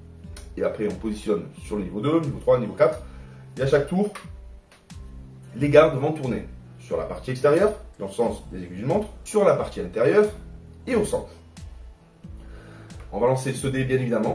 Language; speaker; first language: French; native; French